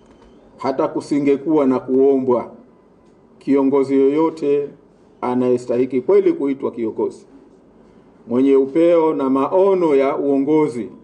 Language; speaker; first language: Swahili; native; Swahili